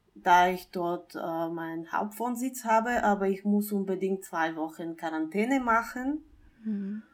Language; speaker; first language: German; non-native, fluent; Bulgarian